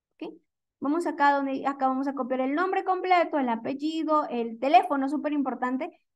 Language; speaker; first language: Spanish; native; Spanish